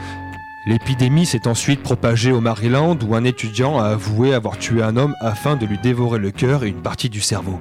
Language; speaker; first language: French; native; French